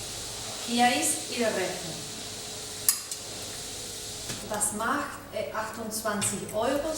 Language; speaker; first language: German; non-native, learner; Spanish